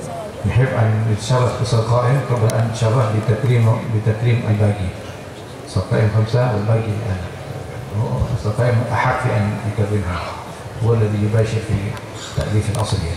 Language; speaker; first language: Arabic; non-native, fluent; Indonesian